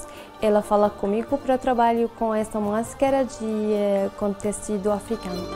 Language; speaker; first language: Portuguese; non-native, learner; Arabic